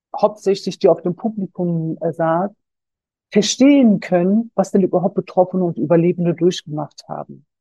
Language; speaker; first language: German; native; German